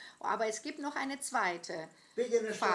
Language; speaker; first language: German; non-native, fluent; Greek